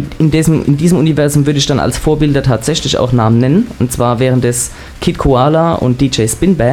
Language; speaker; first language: German; native; German